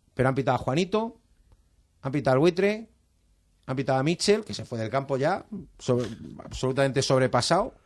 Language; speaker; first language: Spanish; native; Spanish